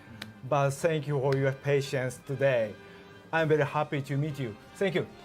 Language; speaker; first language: English; non-native, learner; Japanese